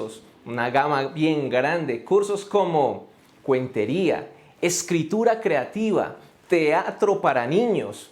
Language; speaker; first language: Spanish; native; Spanish